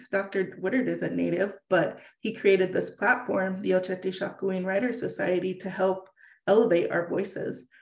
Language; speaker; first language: English; native; English